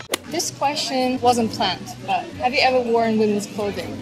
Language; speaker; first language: English; non-native, fluent; Russian